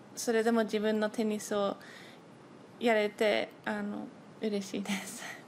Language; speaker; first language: Japanese; early bilingual, heritage; Japanese